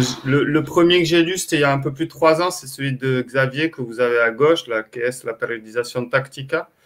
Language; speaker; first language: French; native; French